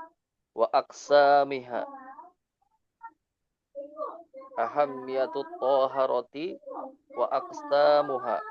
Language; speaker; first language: Arabic; non-native, learner; Indonesian